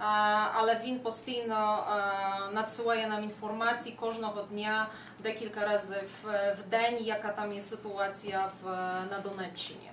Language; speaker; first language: Ukrainian; non-native, fluent; Polish